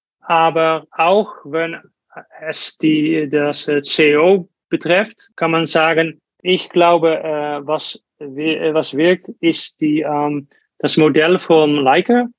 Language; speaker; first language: German; non-native, learner; Dutch